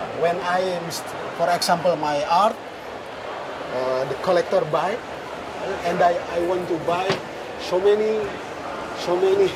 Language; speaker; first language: English; non-native, learner; Indonesian